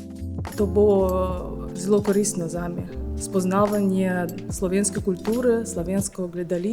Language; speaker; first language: Slovenian; non-native, learner; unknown